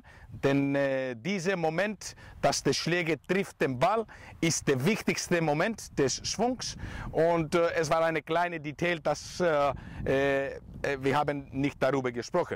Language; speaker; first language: German; non-native, fluent; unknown